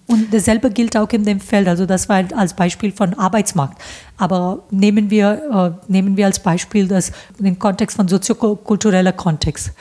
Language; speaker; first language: German; non-native, fluent; Hindi